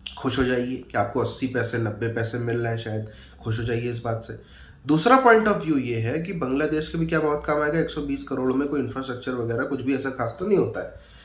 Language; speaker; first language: Hindi; native; Hindi